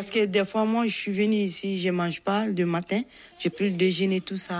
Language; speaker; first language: French; non-native, learner; Bambara